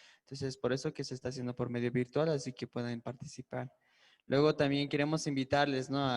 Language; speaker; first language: Spanish; native; Spanish